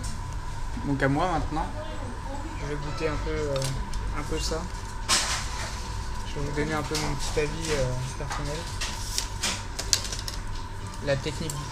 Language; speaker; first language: French; native; French